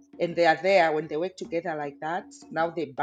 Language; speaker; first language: English; non-native, local second language; Nyanja